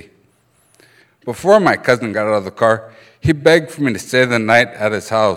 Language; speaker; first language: English; early bilingual, other home language; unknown